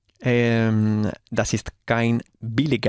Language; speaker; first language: German; non-native, learner; Spanish